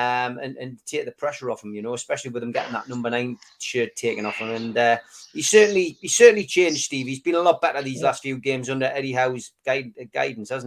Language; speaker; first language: English; native; English